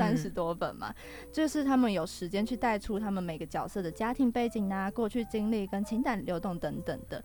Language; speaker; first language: Chinese; native; Chinese